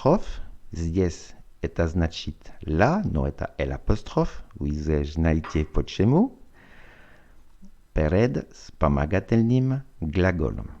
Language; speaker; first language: Russian; non-native, fluent; French